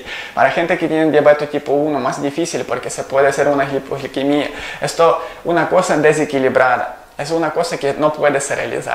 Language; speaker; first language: Spanish; non-native, learner; Ukrainian